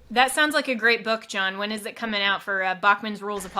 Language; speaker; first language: English; native; English